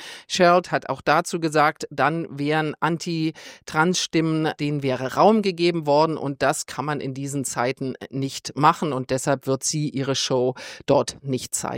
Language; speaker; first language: German; native; German